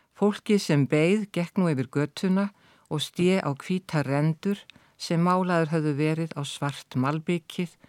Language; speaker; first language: Icelandic; native; Icelandic